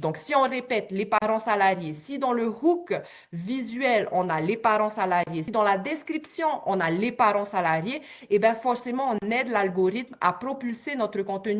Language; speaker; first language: French; native; French